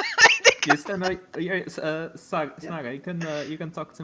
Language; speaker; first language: English; native; English